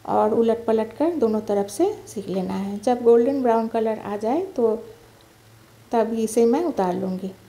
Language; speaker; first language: Hindi; non-native, local second language; Bangla